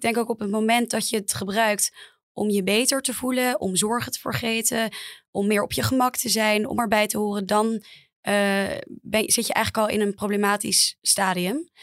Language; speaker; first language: Dutch; native; Dutch